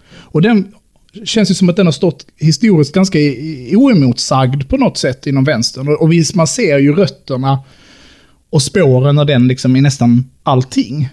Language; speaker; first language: Swedish; native; Swedish